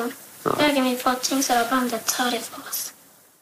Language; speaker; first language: Danish; early bilingual, heritage; Danish